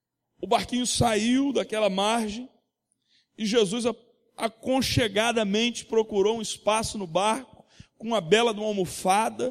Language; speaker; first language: Portuguese; native; Portuguese